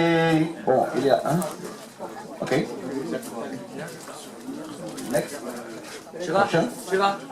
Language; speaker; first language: French; non-native, learner; Portuguese